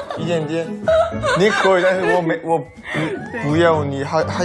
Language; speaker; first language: Chinese; non-native, learner; Korean